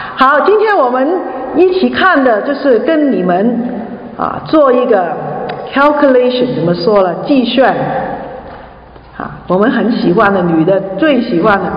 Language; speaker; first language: Chinese; non-native, local second language; Cantonese